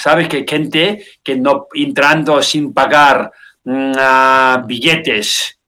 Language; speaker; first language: Spanish; non-native, learner; Tibetan